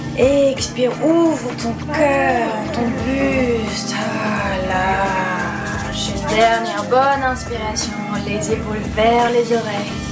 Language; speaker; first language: French; non-native, fluent; German